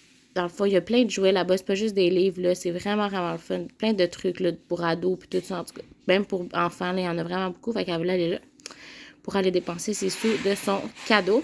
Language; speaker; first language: French; native; French